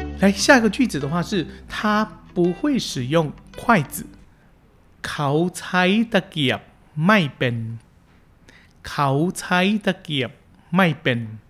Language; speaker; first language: Chinese; early bilingual, heritage; Chinese